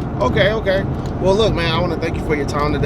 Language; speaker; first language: English; native; English